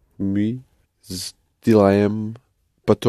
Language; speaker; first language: Russian; non-native, learner; English